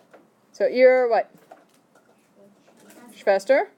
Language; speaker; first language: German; non-native, fluent; English